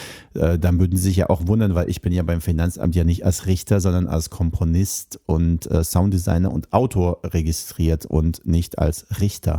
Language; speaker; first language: German; native; German